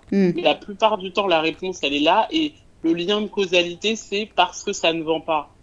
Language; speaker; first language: French; native; French